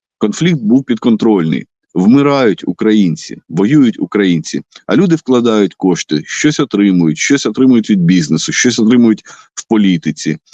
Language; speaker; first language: Ukrainian; non-native, local second language; Russian